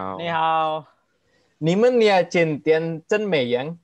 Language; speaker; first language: Chinese; non-native, learner; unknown